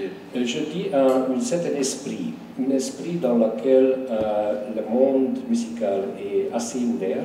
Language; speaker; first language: French; non-native, fluent; Hungarian